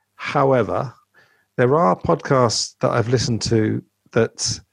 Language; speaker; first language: English; native; English